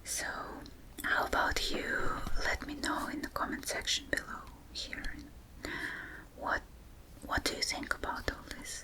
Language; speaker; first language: English; non-native, fluent; Russian